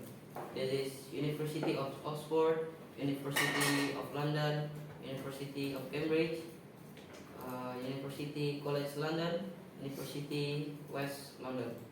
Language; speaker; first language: English; non-native, learner; Indonesian